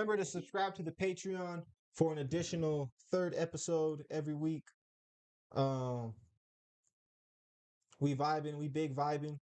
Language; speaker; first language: English; native; English